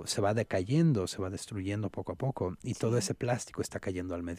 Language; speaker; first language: Spanish; native; Spanish